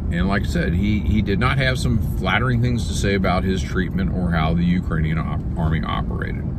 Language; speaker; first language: English; native; English